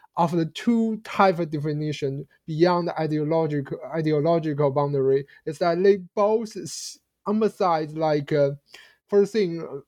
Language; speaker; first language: English; non-native, fluent; Chinese